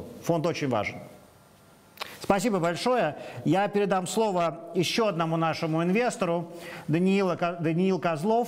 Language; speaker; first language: Russian; native; Russian